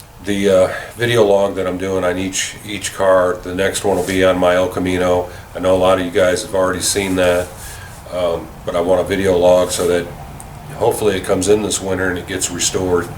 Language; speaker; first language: English; native; English